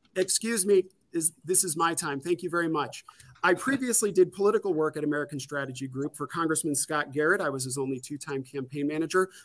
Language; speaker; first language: English; native; English